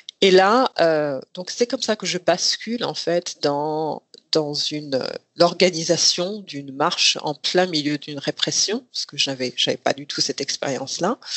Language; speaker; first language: French; non-native, local second language; Rundi